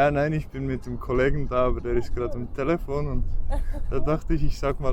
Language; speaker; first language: German; native; German